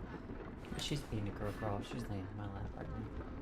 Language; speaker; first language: English; native; English